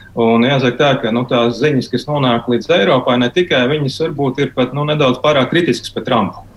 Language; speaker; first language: Latvian; native; Latvian